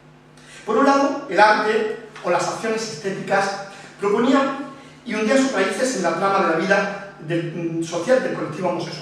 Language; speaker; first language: Spanish; native; Spanish